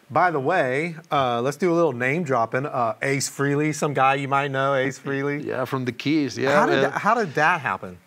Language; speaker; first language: English; native; English